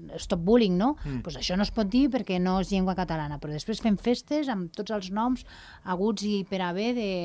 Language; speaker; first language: Catalan; non-native, local second language; Spanish